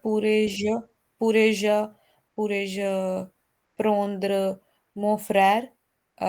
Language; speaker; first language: French; non-native, learner; Hindi